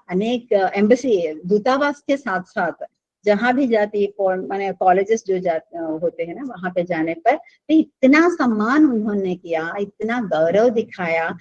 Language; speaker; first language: Hindi; non-native, local second language; Telugu